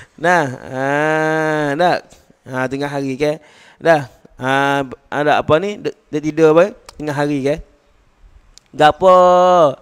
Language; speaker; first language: Malay; native; Malay